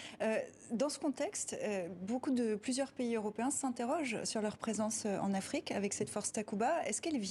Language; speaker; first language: French; native; French